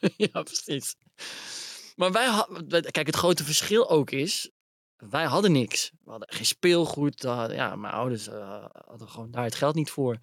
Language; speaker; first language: Dutch; early bilingual, other home language; Arabic